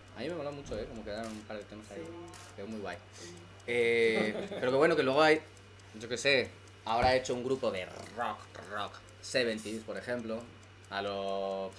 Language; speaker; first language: Spanish; native; Spanish